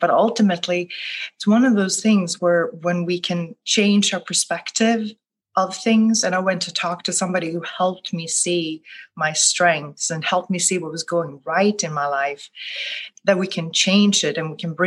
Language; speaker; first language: English; non-native, fluent; Swedish